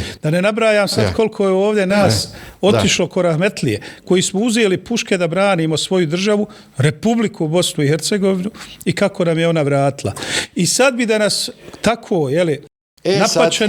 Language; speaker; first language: Bosnian; native; Bosnian